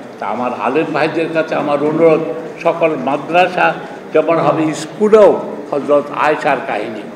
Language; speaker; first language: Bangla; native; Bangla